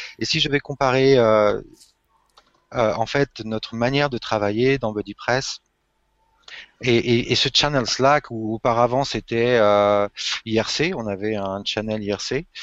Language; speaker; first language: French; native; French